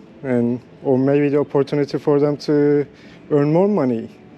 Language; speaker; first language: English; non-native, fluent; Turkish